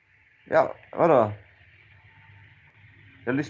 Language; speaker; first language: Swedish; native; Swedish